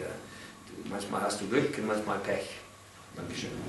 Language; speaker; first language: German; non-native, learner; English